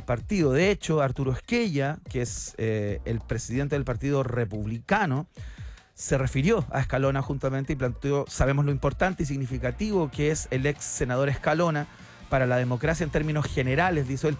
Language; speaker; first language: Spanish; native; Spanish